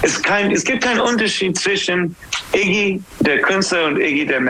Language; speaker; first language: German; non-native, learner; English